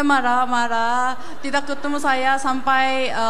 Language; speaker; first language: Indonesian; non-native, fluent; Korean